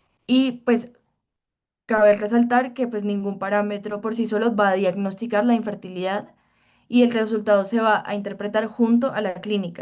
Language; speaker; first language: Spanish; native; Spanish